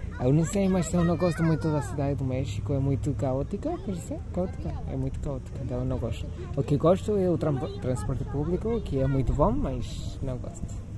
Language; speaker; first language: Portuguese; non-native, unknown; Spanish